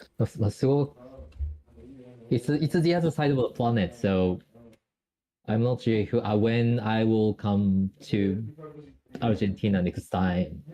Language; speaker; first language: English; non-native, fluent; Japanese